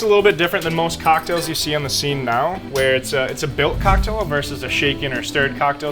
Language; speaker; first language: English; native; English